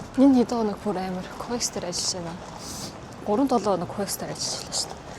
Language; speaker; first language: Mongolian; native; Mongolian